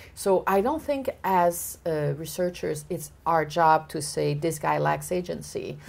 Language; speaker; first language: English; native; English